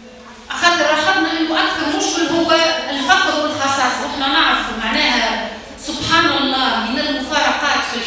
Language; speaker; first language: Arabic; native; Arabic